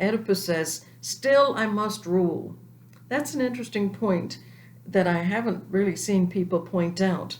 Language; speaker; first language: English; native; English